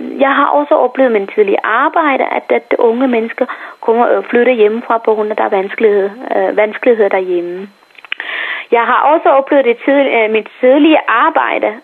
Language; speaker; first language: Danish; non-native, fluent; Tamil